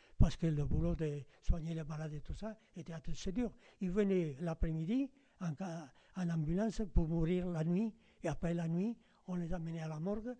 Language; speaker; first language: French; non-native, fluent; Spanish